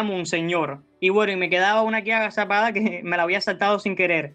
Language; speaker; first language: Spanish; native; Spanish